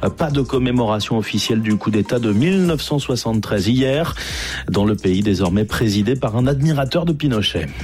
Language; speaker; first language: French; native; French